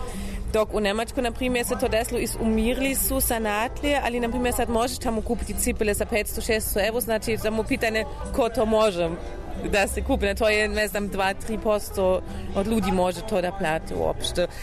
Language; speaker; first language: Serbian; non-native, learner; German